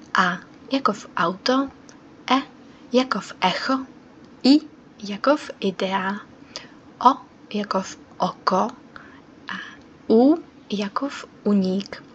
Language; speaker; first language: Czech; non-native, fluent; Ukrainian